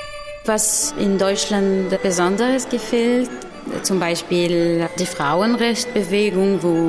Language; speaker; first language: German; non-native, learner; Arabic